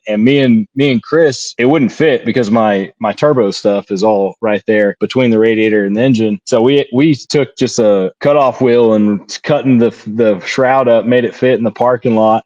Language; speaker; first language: English; native; English